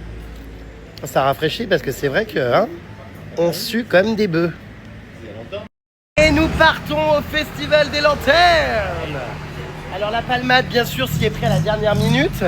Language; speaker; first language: French; native; French